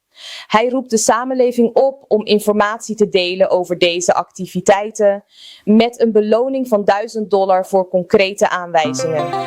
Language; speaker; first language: Dutch; native; Dutch